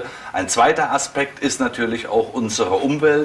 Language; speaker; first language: German; native; German